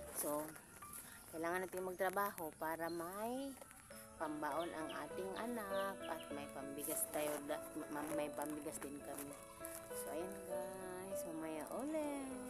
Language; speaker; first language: Filipino; non-native, local second language; Cebuano